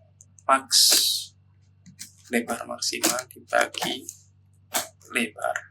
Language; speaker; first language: Indonesian; native; Indonesian